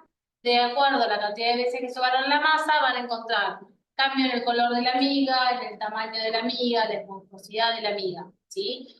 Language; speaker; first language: Spanish; native; Spanish